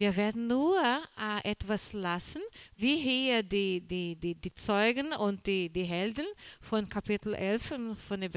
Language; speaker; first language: German; non-native, learner; Portuguese